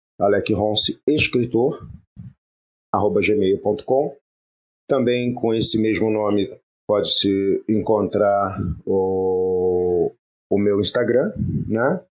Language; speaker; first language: Portuguese; early bilingual, other home language; French